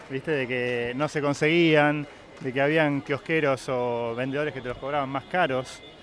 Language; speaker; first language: Spanish; native; Spanish